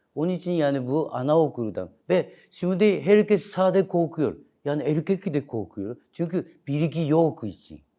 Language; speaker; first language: Turkish; non-native, learner; Japanese